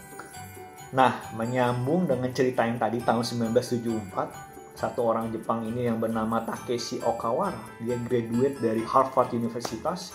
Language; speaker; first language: Indonesian; native; Indonesian